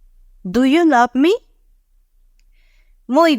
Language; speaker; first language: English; non-native, fluent; Spanish